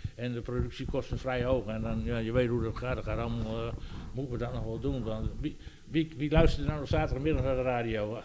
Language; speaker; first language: Dutch; native; Dutch